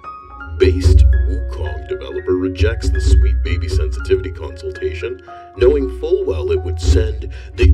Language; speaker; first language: English; native; English